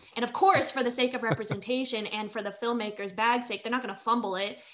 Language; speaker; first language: English; early bilingual, other home language; Vietnamese